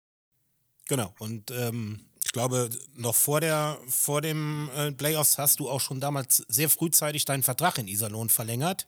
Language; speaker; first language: German; native; German